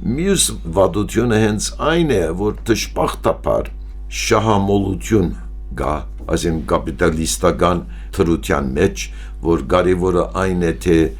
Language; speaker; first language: Armenian; early bilingual, heritage; Armenian